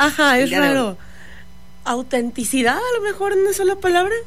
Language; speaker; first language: Spanish; native; Spanish